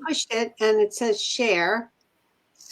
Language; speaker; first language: English; native; English